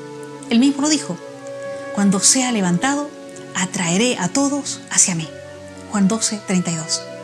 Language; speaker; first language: Spanish; native; Spanish